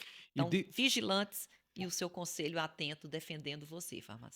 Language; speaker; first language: Portuguese; native; Portuguese